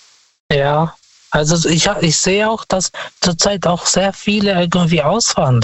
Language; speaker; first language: German; non-native, fluent; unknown